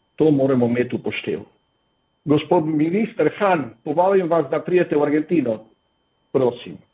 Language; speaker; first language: Slovenian; early bilingual, heritage; Slovenian